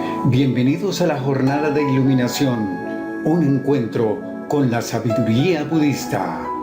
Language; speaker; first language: Spanish; native; Spanish